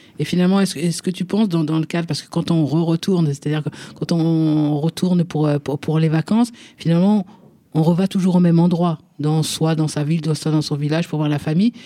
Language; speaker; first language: French; native; French